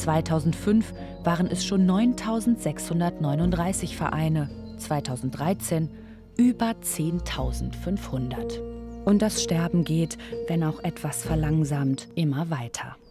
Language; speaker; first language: German; native; German